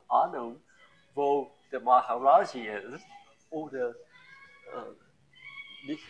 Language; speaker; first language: German; non-native, learner; English